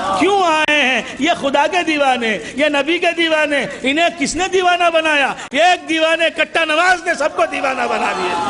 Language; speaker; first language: Urdu; native; Urdu